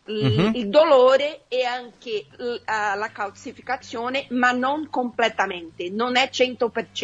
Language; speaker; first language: Italian; non-native, fluent; Portuguese